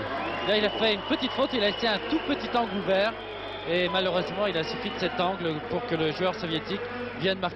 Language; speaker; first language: French; native; French